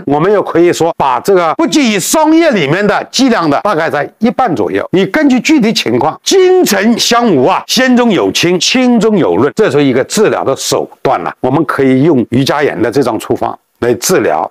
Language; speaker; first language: Chinese; native; Chinese